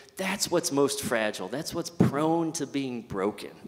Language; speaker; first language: English; native; English